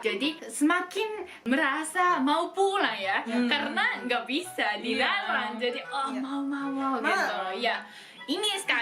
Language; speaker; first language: Indonesian; non-native, fluent; Japanese